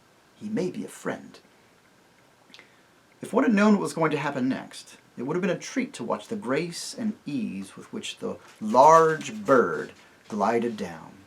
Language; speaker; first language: English; native; English